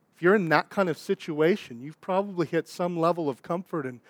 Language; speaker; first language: English; native; English